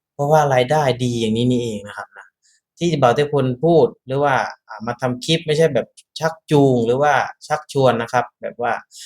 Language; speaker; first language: Thai; native; Thai